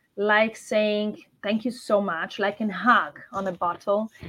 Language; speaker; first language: English; non-native, fluent; Italian